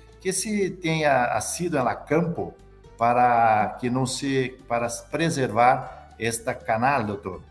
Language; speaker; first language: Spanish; non-native, learner; Portuguese